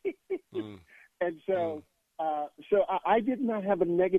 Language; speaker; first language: English; native; English